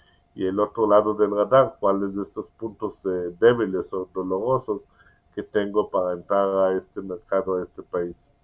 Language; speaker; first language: Spanish; non-native, learner; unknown